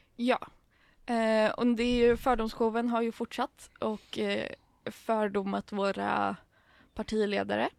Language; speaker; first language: Swedish; native; Swedish